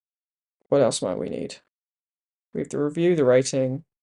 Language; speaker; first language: English; native; English